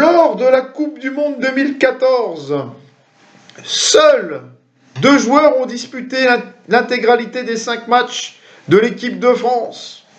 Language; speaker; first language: French; native; French